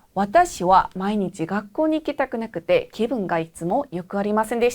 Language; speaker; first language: Japanese; non-native, fluent; Korean